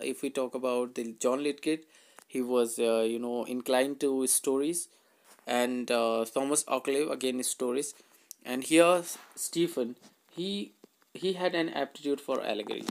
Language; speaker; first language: English; non-native, local second language; Hindi